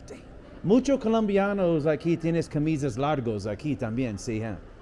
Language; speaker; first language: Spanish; non-native, learner; English